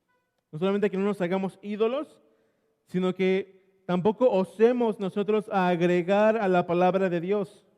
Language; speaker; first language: Spanish; native; Spanish